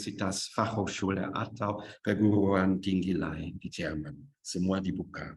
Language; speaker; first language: Indonesian; non-native, fluent; German